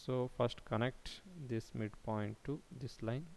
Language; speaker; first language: English; non-native, local second language; Kannada